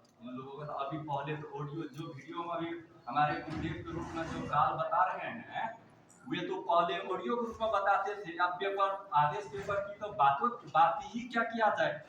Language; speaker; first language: Hindi; non-native, fluent; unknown